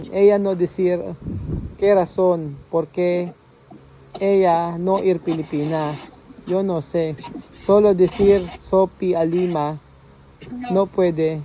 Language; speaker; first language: Spanish; non-native, learner; Filipino